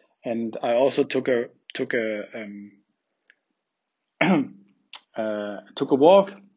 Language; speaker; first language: English; non-native, fluent; German